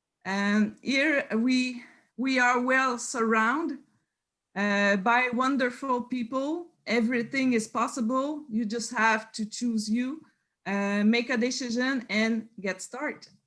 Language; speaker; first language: English; non-native, learner; French